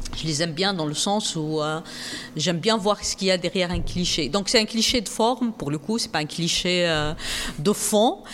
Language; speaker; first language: French; non-native, local second language; Arabic